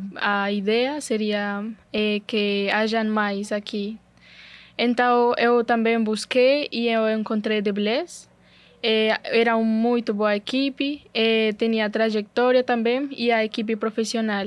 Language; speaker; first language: Portuguese; non-native, learner; Spanish